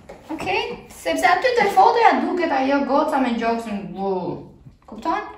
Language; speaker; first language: Albanian; early bilingual, heritage; Albanian